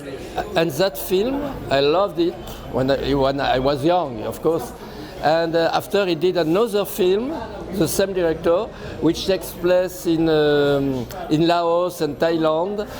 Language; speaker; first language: English; non-native, fluent; French